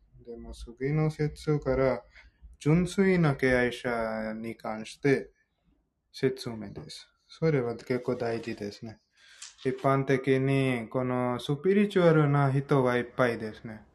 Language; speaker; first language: Japanese; non-native, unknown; Hindi